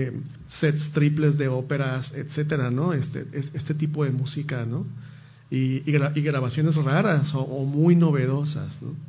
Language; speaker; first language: Spanish; native; Spanish